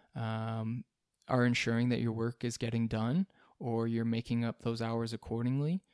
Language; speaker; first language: English; native; English